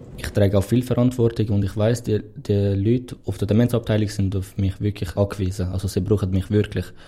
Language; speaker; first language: German; non-native, fluent; Portuguese